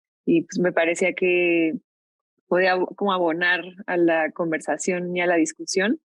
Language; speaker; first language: Spanish; native; Spanish